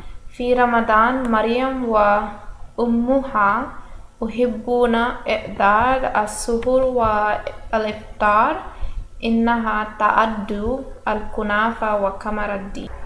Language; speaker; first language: Arabic; non-native, learner; English